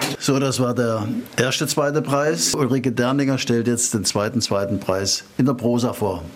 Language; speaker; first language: German; native; German